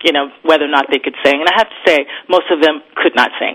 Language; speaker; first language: English; native; English